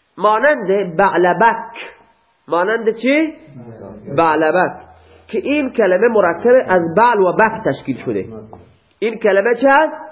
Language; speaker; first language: Persian; non-native, local second language; Baluchi